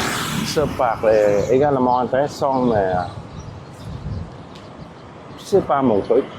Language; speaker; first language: French; non-native, fluent; Vietnamese